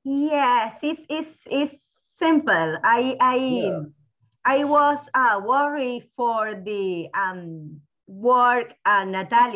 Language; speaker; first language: English; non-native, learner; Spanish